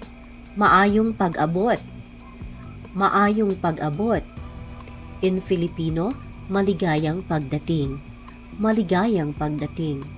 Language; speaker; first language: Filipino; non-native, local second language; Cebuano